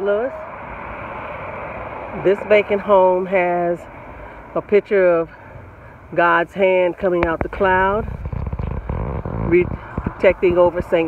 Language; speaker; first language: English; native; English